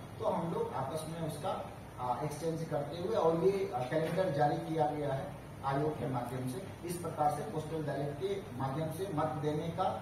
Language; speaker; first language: Hindi; native; Hindi